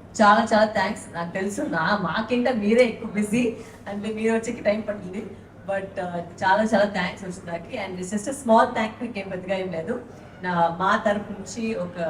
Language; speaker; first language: Telugu; non-native, local second language; Tamil